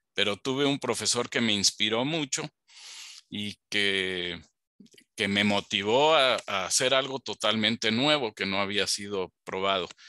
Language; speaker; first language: Spanish; native; Spanish